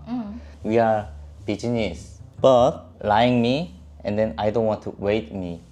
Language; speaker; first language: English; non-native, learner; Korean